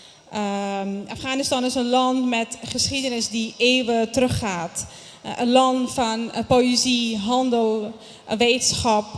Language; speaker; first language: Dutch; non-native, fluent; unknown